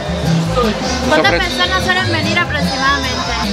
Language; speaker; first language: Spanish; native; Spanish